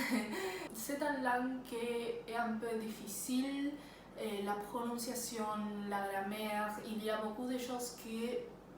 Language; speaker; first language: French; non-native, learner; Spanish